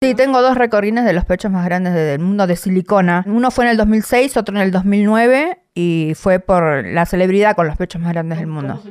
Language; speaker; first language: Spanish; native; Spanish